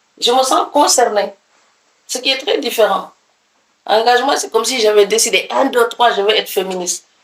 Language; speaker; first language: French; non-native, local second language; Serer